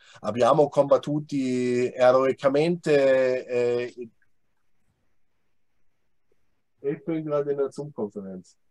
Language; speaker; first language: Italian; non-native, fluent; German